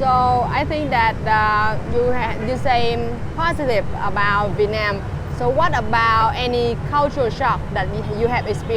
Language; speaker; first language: English; non-native, fluent; Vietnamese